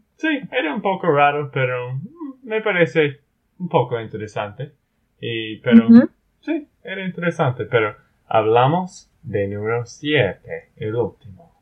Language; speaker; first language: Spanish; non-native, learner; English